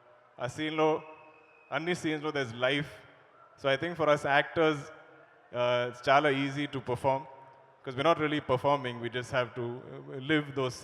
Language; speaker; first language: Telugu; non-native, learner; Malayalam